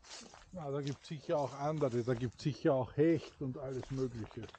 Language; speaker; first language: German; native; German